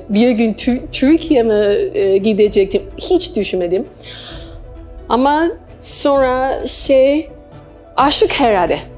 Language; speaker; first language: Turkish; non-native, learner; Chinese